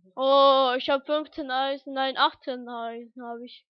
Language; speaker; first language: German; early bilingual, other home language; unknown